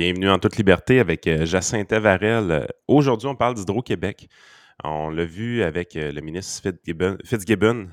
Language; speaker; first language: French; native; French